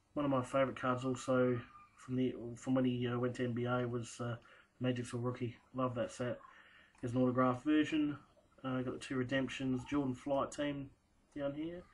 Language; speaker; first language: English; native; English